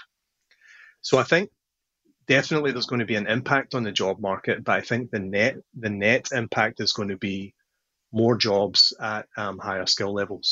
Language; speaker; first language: English; native; English